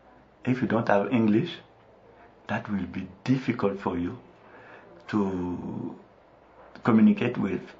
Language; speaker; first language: English; non-native, local second language; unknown